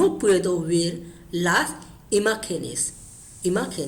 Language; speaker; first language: Spanish; non-native, fluent; Hindi